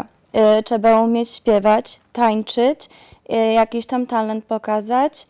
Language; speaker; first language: Polish; early bilingual, heritage; Polish